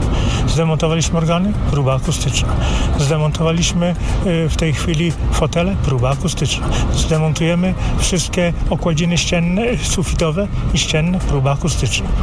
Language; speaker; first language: Polish; native; Polish